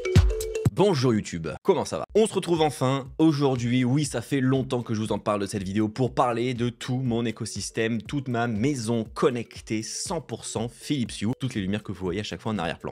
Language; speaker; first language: French; native; French